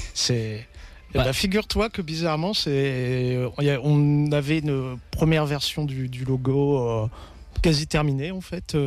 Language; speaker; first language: French; native; French